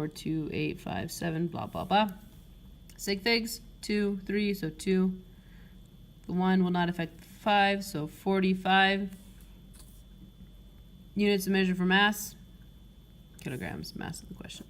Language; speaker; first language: English; native; English